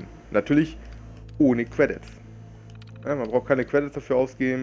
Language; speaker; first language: German; native; German